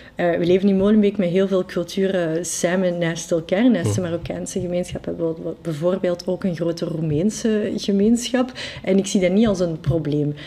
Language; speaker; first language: Dutch; non-native, fluent; French